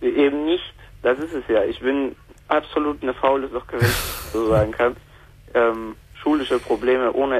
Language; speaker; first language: German; native; German